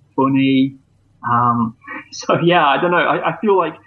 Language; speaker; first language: English; native; English